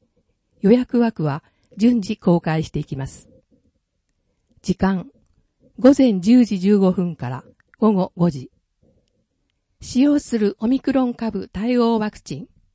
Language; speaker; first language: Japanese; native; Japanese